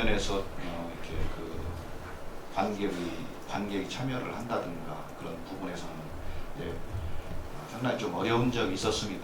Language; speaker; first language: Korean; native; Korean